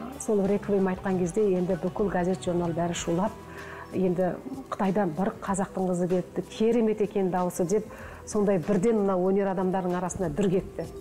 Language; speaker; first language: Kazakh; early bilingual, heritage; Kazakh